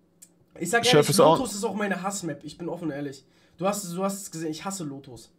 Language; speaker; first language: German; native; German